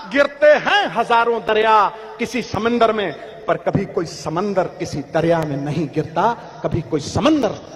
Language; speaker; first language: Hindi; non-native, local second language; Punjabi